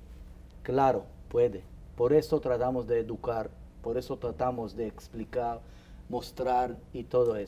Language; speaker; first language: Spanish; non-native, fluent; Hebrew